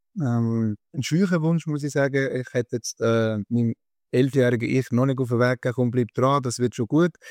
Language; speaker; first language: German; early bilingual, other home language; Croatian